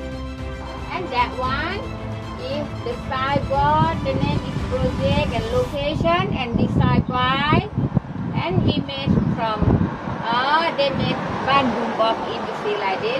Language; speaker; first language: English; non-native, learner; Thai